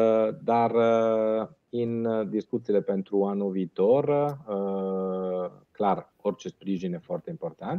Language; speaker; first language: Romanian; non-native, fluent; Italian